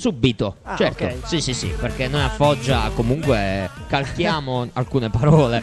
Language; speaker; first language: Italian; native; Italian